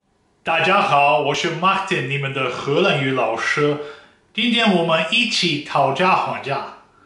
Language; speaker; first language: Chinese; non-native, fluent; Dutch